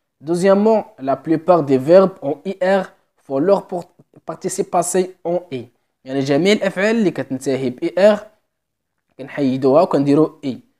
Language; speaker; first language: French; non-native, local second language; Arabic